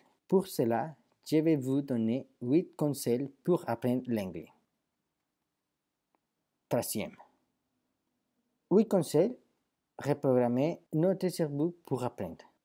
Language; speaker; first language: French; non-native, fluent; Spanish